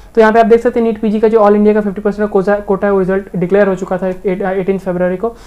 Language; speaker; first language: Hindi; native; Hindi